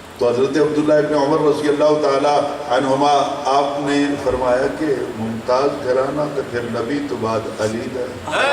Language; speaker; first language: Urdu; non-native, local second language; Saraiki